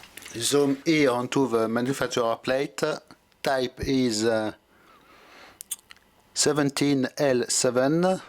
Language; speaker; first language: English; non-native, fluent; French